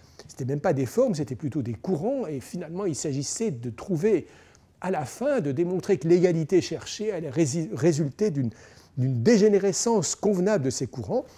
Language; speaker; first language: French; native; French